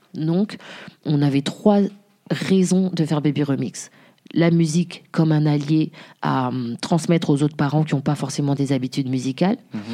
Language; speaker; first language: French; early bilingual, other home language; Haitian Creole